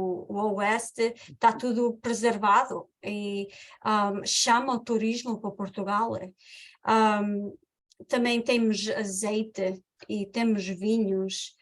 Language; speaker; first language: Portuguese; early bilingual, heritage; Portuguese